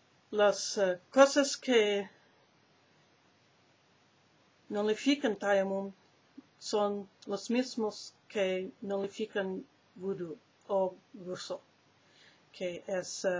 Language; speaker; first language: Spanish; non-native, learner; English